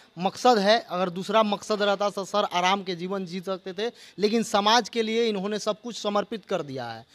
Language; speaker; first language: Hindi; native; Hindi